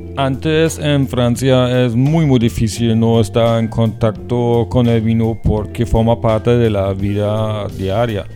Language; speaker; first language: Spanish; non-native, fluent; German